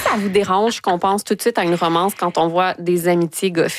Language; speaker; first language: French; native; French